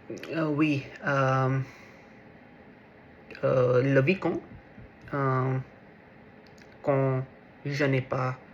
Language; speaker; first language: French; non-native, learner; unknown